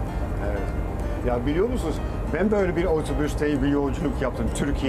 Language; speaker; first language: Turkish; non-native, fluent; Dutch